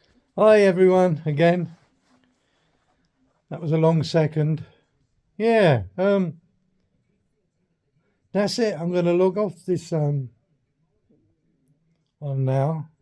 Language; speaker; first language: English; native; English